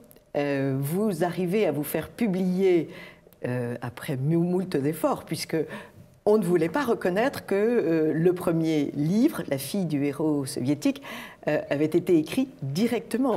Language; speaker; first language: French; native; French